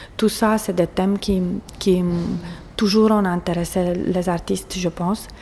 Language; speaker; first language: French; non-native, fluent; Portuguese